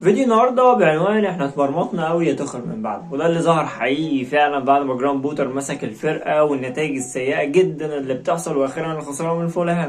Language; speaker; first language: Arabic; native; Arabic